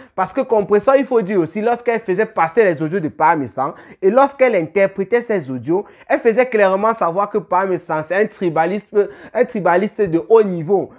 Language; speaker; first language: French; native; French